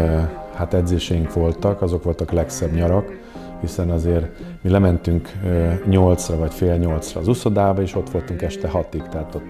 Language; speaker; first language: Hungarian; native; Hungarian